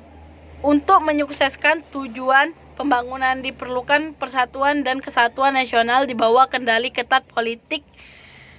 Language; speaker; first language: Indonesian; native; Indonesian